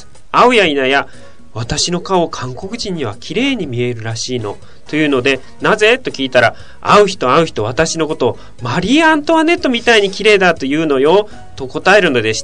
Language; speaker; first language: Japanese; native; Japanese